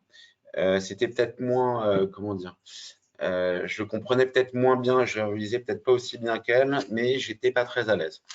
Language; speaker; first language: French; native; French